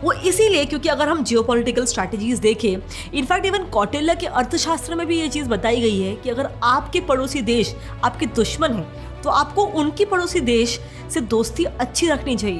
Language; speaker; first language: Hindi; native; Hindi